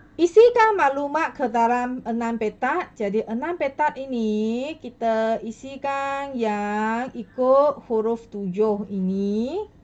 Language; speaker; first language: Malay; non-native, local second language; Chinese